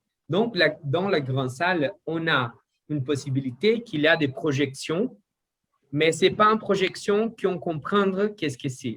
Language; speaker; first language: French; non-native, learner; Portuguese